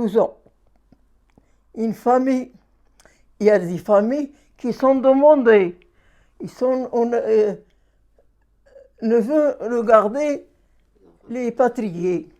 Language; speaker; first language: French; non-native, learner; Arabic